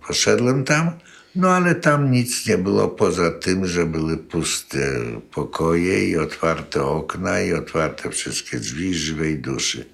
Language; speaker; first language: Polish; native; Polish